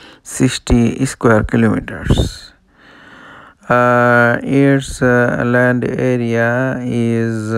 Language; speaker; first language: English; non-native, local second language; Bangla